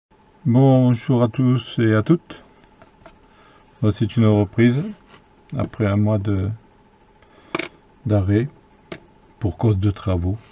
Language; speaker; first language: French; native; French